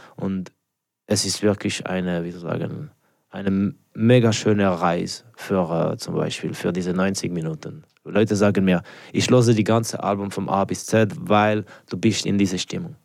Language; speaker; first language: German; non-native, local second language; French